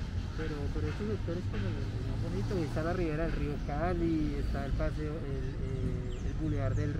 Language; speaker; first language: Spanish; native; Spanish